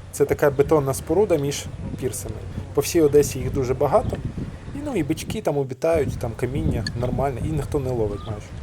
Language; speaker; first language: Ukrainian; native; Ukrainian